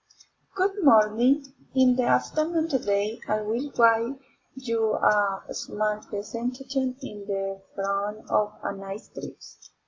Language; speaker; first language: English; non-native, learner; Spanish